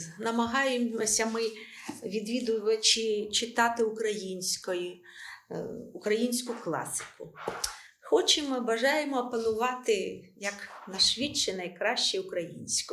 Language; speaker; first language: Ukrainian; non-native, local second language; Russian